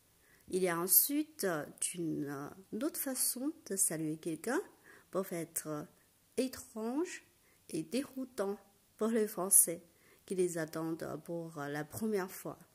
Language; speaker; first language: French; non-native, fluent; Chinese